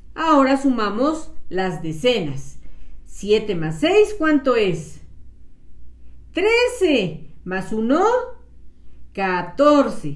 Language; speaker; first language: Spanish; native; Spanish